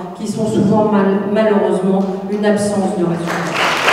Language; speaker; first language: French; native; French